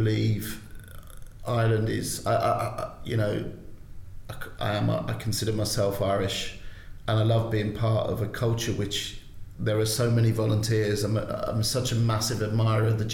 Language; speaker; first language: English; native; English